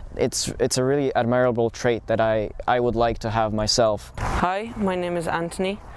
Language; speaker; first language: English; non-native, fluent; Polish